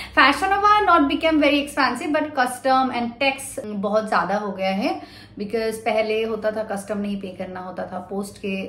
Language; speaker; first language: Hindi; non-native, local second language; Assamese